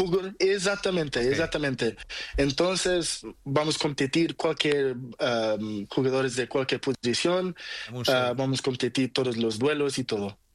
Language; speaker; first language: Spanish; non-native, learner; Portuguese